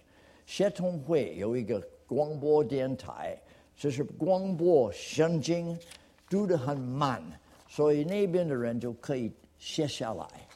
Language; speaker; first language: Chinese; non-native, fluent; English